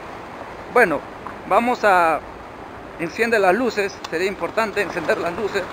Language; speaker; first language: Spanish; native; Spanish